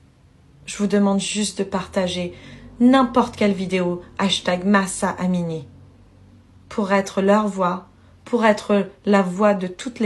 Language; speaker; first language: French; early bilingual, other home language; Persian